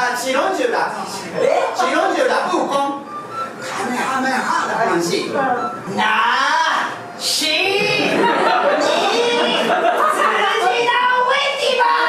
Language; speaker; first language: Chinese; non-native, fluent; Japanese